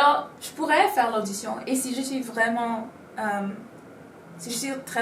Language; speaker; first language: French; non-native, local second language; Spanish